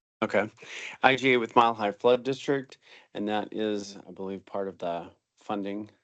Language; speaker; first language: English; native; English